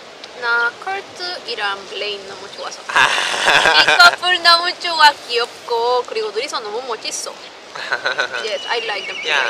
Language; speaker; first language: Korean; non-native, learner; Spanish